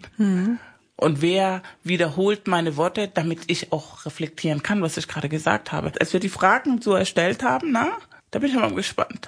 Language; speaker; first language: German; non-native, fluent; Spanish